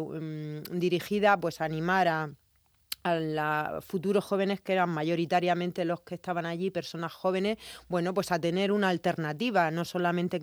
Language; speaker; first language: Spanish; native; Spanish